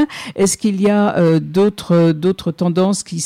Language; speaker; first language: French; native; French